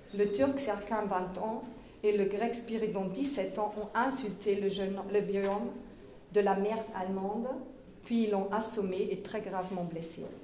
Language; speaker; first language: French; non-native, fluent; German